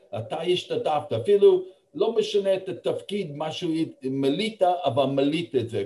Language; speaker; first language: Hebrew; non-native, fluent; English